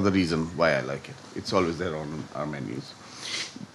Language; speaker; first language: English; non-native, local second language; Hindi